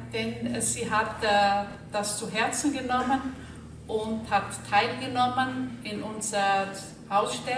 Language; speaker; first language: German; non-native, fluent; Portuguese